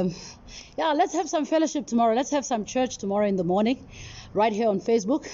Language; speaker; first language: English; non-native, local second language; Northern Sotho